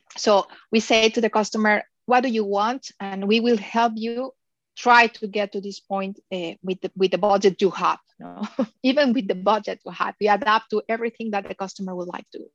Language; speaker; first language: English; non-native, fluent; Spanish